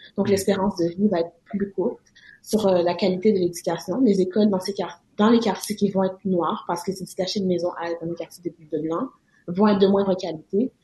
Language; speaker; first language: French; native; French